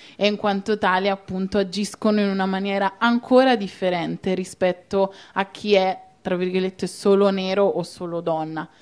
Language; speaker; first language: Italian; native; Italian